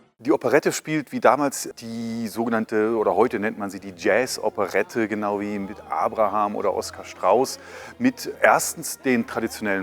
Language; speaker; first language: German; native; German